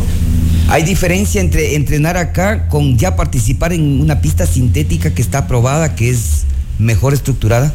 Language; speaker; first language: Spanish; native; Spanish